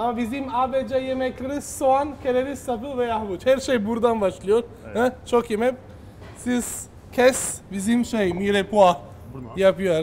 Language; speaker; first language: Turkish; non-native, learner; Italian